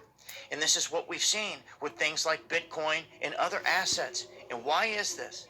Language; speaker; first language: English; native; English